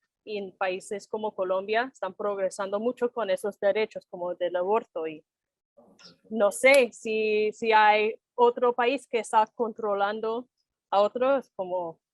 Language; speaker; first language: Spanish; non-native, fluent; English